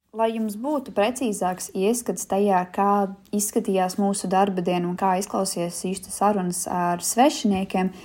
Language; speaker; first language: Latvian; native; Latvian